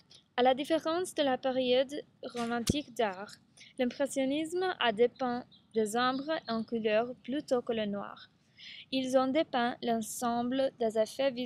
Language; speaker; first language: French; non-native, learner; English